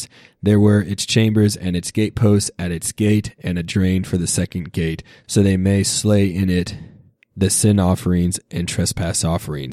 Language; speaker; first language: English; native; English